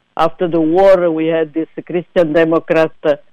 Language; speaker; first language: English; non-native, fluent; Italian